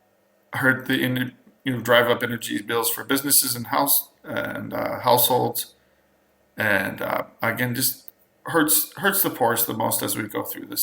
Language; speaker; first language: English; native; English